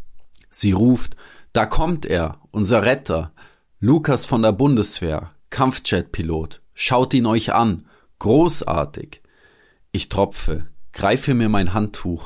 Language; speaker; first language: German; native; German